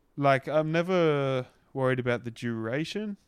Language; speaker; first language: English; native; English